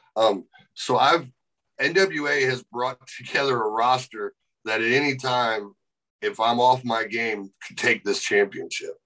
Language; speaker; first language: English; native; English